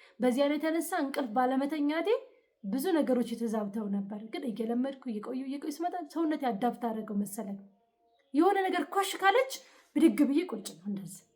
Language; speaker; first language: Amharic; native; Amharic